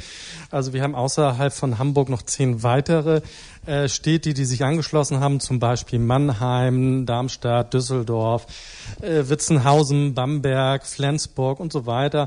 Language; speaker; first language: German; native; German